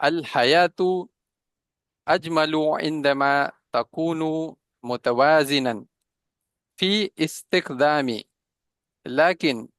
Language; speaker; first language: Arabic; non-native, learner; Hindi